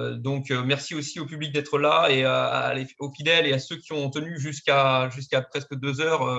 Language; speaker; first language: French; native; French